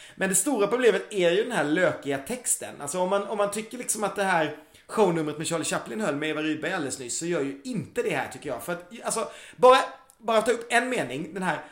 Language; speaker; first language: Swedish; native; Swedish